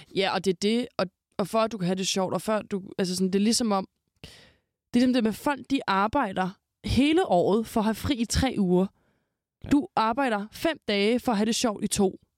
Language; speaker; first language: Danish; native; Danish